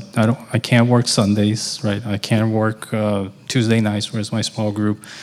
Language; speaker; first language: English; non-native, fluent; Portuguese